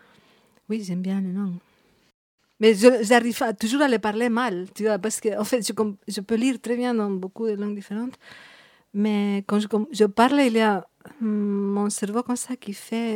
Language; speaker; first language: French; non-native, fluent; Spanish